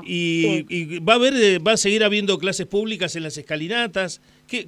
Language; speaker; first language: Spanish; native; Spanish